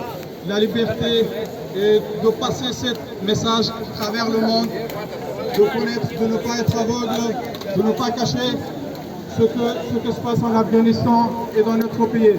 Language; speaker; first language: French; non-native, fluent; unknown